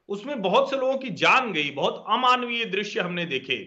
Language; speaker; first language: Hindi; native; Hindi